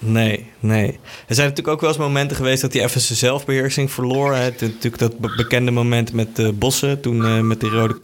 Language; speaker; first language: Dutch; native; Dutch